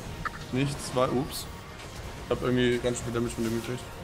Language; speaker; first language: German; native; German